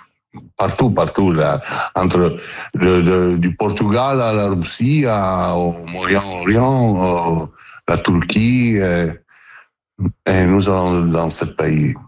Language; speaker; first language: French; non-native, learner; Italian